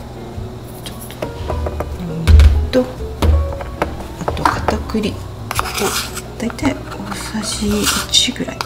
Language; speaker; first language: Japanese; native; Japanese